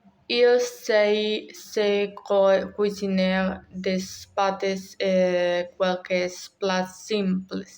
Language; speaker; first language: French; non-native, learner; Spanish